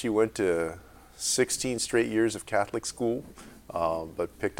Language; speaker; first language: English; native; English